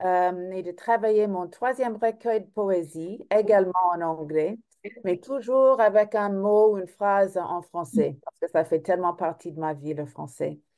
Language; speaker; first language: French; non-native, fluent; English